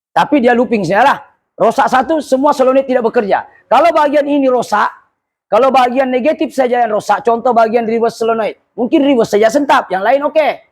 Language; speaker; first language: Malay; non-native, local second language; Buginese